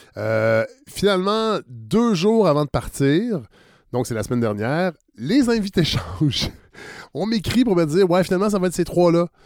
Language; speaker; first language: French; native; French